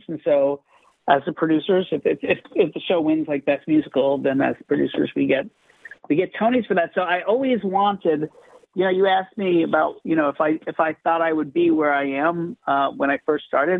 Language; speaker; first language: English; native; English